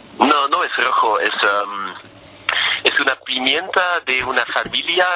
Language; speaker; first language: Spanish; non-native, fluent; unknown